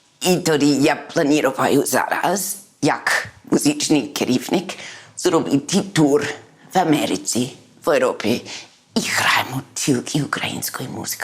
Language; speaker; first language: Ukrainian; early bilingual, heritage; English